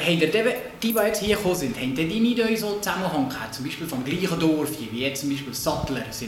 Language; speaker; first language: German; native; German